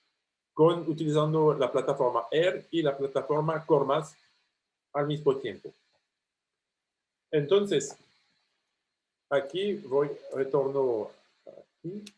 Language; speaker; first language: Spanish; non-native, fluent; French